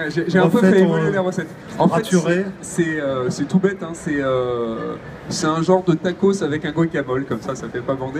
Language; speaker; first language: French; native; French